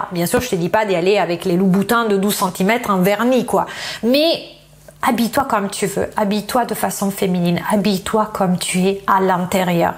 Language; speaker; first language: French; non-native, fluent; Italian